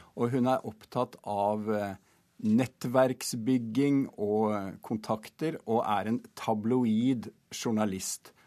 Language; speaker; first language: Norwegian; native; Norwegian